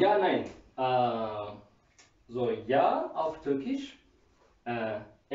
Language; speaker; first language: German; non-native, learner; Turkish